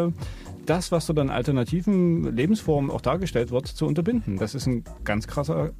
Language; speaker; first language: German; native; German